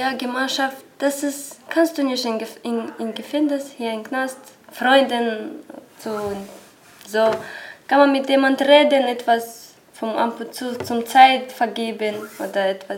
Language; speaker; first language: German; non-native, learner; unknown